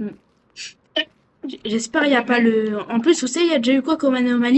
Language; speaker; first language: French; native; French